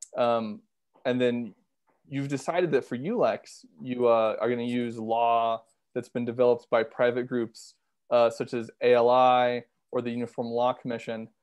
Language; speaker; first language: English; native; English